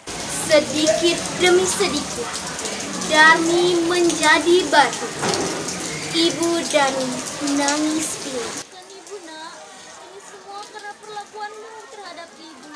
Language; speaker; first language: Indonesian; non-native, local second language; Balinese